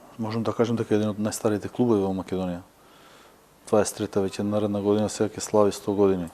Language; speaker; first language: Macedonian; non-native, local second language; Albanian